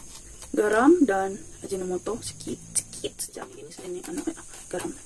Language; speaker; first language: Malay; non-native, local second language; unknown